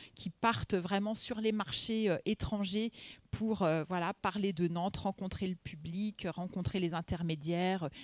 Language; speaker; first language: French; native; French